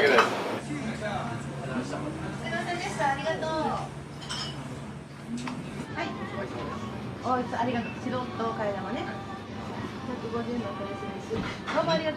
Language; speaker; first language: Japanese; native; Japanese